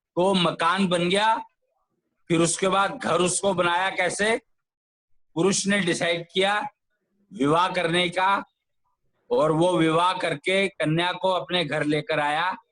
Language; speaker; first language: Hindi; native; Hindi